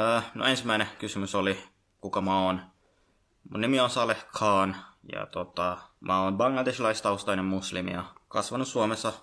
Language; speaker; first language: Finnish; early bilingual, other home language; Bangla